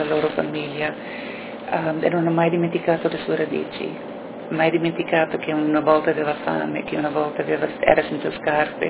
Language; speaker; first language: Italian; early bilingual, heritage; Italian